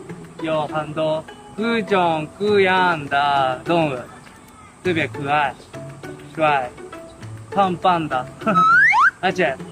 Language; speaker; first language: Chinese; non-native, learner; Japanese